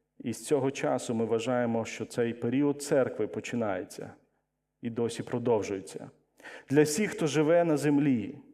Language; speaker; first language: Ukrainian; non-native, local second language; Russian